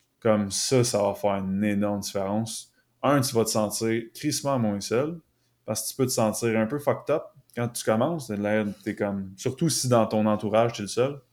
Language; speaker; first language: French; native; French